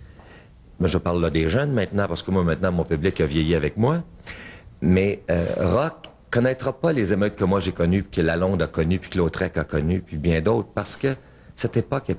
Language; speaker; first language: French; native; French